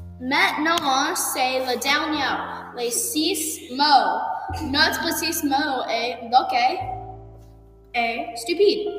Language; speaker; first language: French; non-native, learner; English